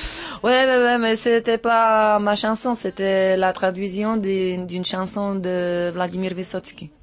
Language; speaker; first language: French; non-native, learner; Czech